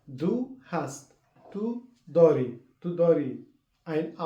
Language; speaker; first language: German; non-native, learner; Persian